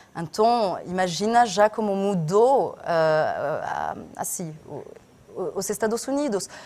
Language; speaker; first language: Portuguese; non-native, fluent; French